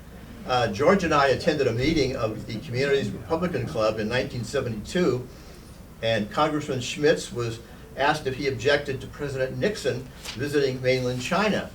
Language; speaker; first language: English; native; English